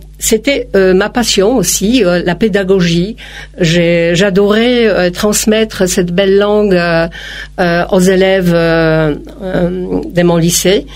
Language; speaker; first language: French; non-native, fluent; Polish